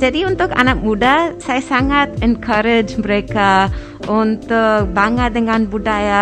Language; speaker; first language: Indonesian; non-native, fluent; English